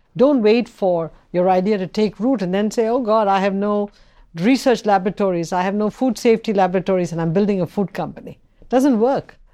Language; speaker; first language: English; non-native, local second language; Tamil